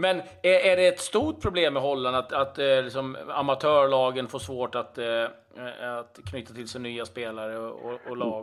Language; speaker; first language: Swedish; native; Swedish